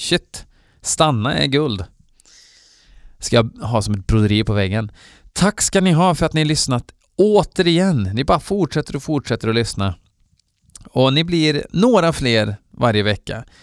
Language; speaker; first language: Swedish; native; Swedish